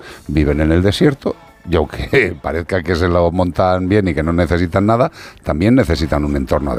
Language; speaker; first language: Spanish; native; Spanish